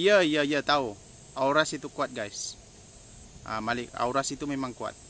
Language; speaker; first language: Malay; native; Malay